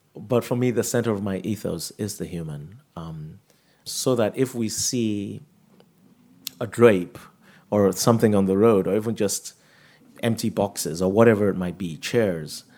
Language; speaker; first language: English; non-native, local second language; Yoruba